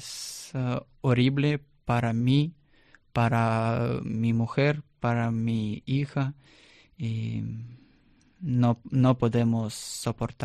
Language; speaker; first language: Spanish; non-native, learner; Russian